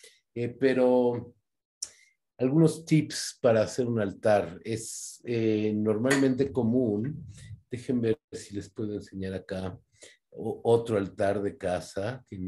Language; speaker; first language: Spanish; native; Spanish